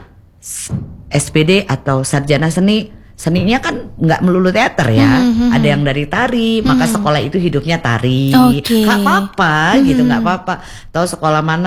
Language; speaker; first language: Indonesian; non-native, local second language; Javanese